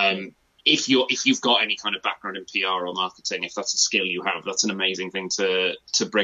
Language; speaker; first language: English; non-native, local second language; Welsh